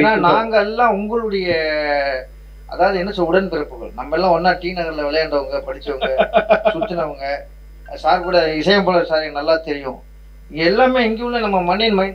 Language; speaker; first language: Tamil; native; Tamil